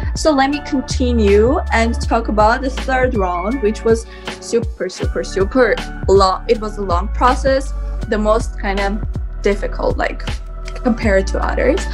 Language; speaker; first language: English; non-native, fluent; Armenian